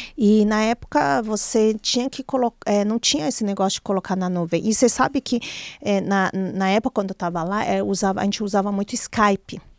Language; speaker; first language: Portuguese; early bilingual, other home language; Chinese